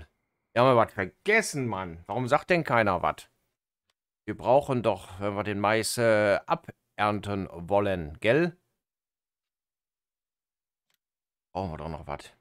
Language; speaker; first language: German; native; German